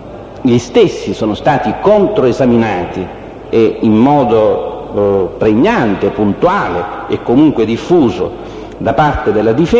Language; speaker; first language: Italian; native; Italian